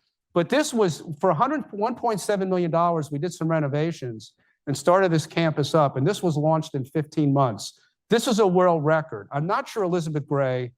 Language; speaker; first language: English; native; English